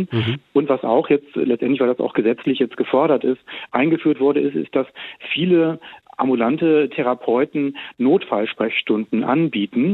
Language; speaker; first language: German; native; German